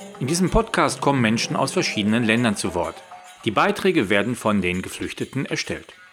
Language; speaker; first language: German; native; German